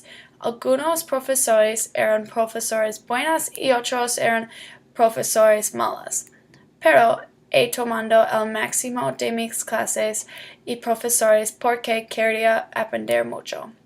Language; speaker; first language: Spanish; non-native, learner; English